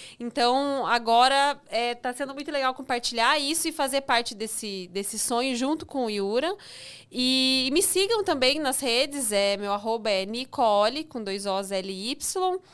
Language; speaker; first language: Portuguese; native; Portuguese